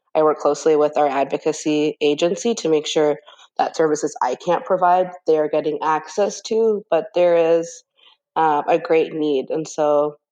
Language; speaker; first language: English; native; English